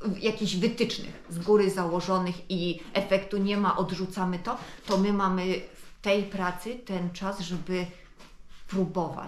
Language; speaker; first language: Polish; native; Polish